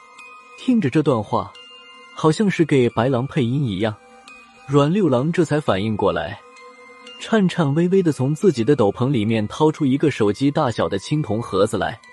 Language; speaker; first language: Chinese; native; Chinese